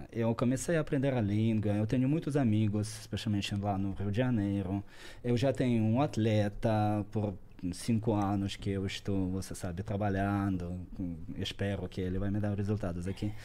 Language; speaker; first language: Portuguese; non-native, fluent; Russian